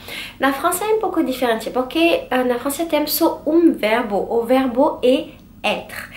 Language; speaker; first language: Portuguese; non-native, learner; French